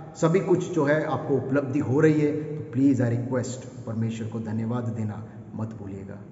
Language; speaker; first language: Hindi; non-native, local second language; Kannada